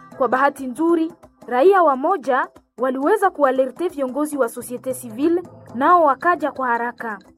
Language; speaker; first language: Swahili; non-native, local second language; Nande